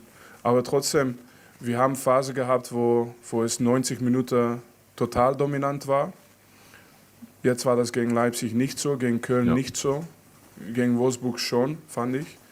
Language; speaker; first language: German; non-native, fluent; French